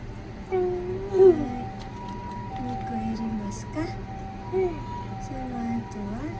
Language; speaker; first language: Japanese; non-native, fluent; Filipino